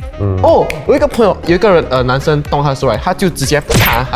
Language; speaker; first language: Chinese; non-native, local second language; English